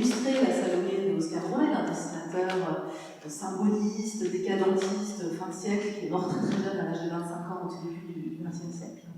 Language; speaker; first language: French; native; French